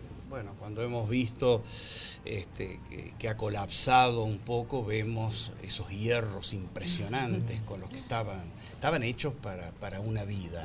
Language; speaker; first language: Spanish; native; Spanish